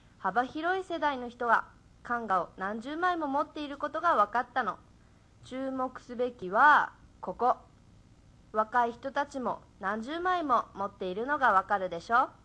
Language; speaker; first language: Japanese; native; Japanese